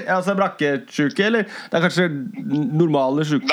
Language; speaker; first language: Norwegian; native; Norwegian